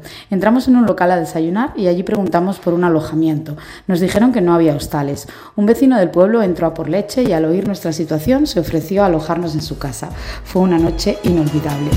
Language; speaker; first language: Spanish; native; Spanish